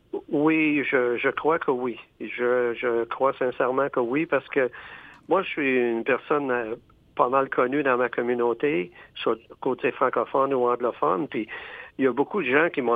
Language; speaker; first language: French; native; French